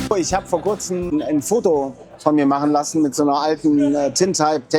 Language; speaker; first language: German; native; German